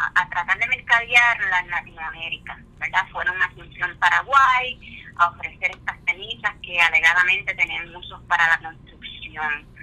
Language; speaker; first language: Spanish; native; Spanish